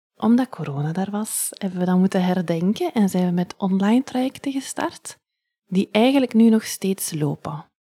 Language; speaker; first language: Dutch; native; Dutch